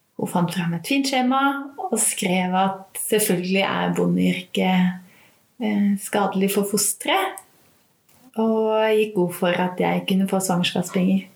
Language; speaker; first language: Norwegian; native; Norwegian